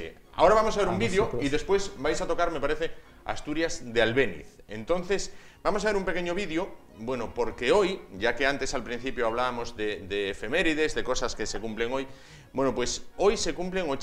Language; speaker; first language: Spanish; native; Spanish